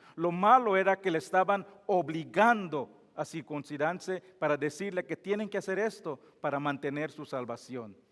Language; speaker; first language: Spanish; non-native, fluent; English